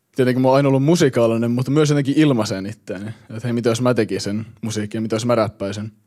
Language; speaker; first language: Finnish; early bilingual, heritage; Finnish